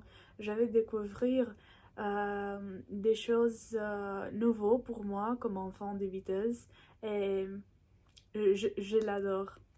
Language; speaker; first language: French; non-native, learner; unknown